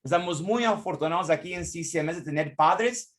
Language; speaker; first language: Spanish; early bilingual, heritage; Spanish